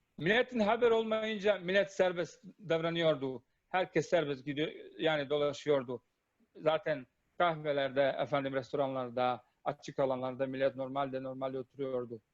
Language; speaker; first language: Turkish; non-native, fluent; Bosnian